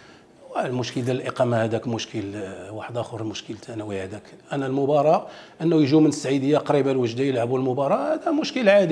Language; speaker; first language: Arabic; native; Arabic